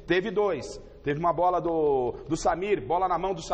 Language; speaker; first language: Portuguese; native; Portuguese